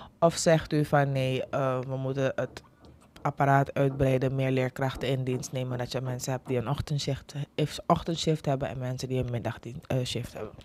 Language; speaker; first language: Dutch; native; Dutch